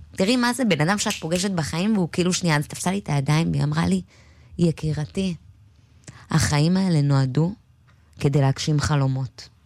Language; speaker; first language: Hebrew; native; Hebrew